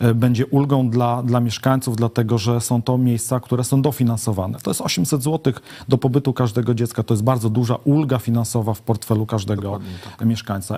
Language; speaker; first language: Polish; native; Polish